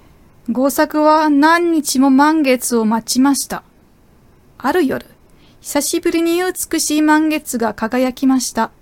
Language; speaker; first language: Japanese; non-native, fluent; German